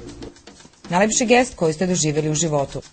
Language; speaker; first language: Serbian; native; Serbian